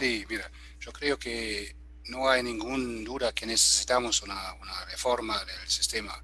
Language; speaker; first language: Spanish; non-native, fluent; German